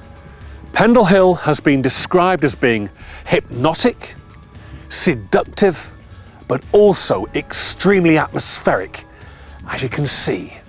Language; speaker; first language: English; native; English